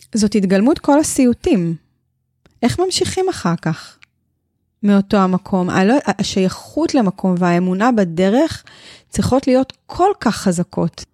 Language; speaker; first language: Hebrew; native; Hebrew